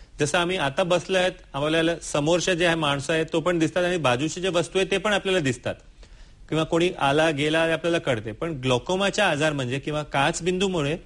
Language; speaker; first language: Marathi; non-native, local second language; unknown